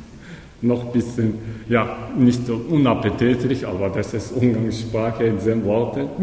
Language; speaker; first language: German; non-native, learner; Japanese